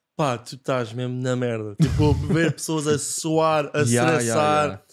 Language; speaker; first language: Portuguese; non-native, fluent; English